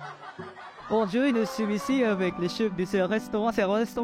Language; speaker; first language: French; non-native, learner; Filipino